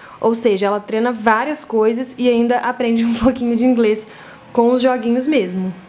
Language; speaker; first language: Portuguese; native; Portuguese